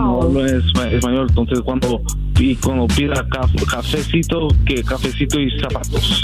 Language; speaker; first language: Spanish; non-native, learner; English